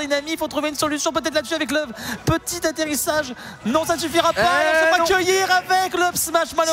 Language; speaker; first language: French; native; French